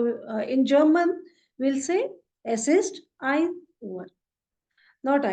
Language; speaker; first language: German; non-native, fluent; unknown